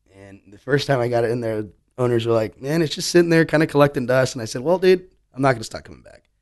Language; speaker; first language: English; native; English